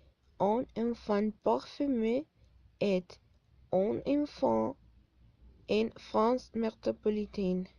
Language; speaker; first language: French; non-native, learner; Spanish